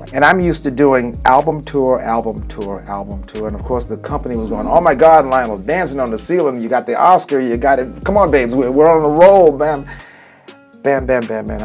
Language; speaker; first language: English; native; English